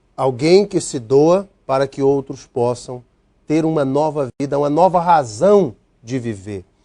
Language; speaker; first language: Portuguese; native; Portuguese